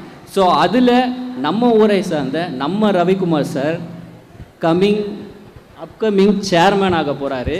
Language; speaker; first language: Tamil; native; Tamil